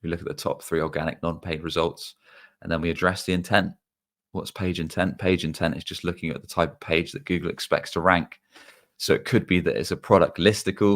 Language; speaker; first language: English; native; English